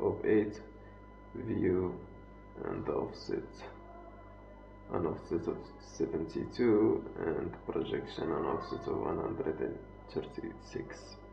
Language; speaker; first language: English; non-native, fluent; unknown